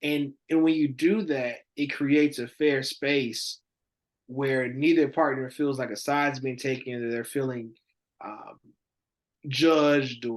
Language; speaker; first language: English; native; English